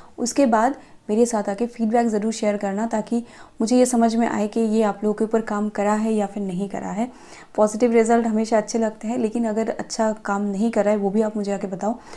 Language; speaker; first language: Hindi; non-native, local second language; Bangla